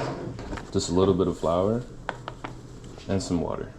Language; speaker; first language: English; native; English